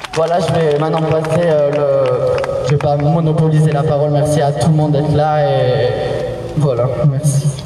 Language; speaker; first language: French; native; French